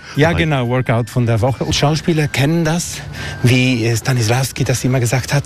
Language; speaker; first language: German; non-native, local second language; Italian